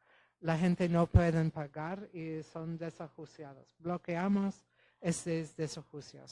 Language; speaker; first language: Spanish; non-native, fluent; Polish